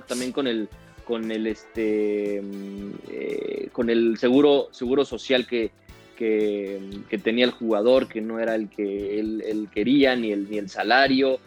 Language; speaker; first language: Spanish; native; Spanish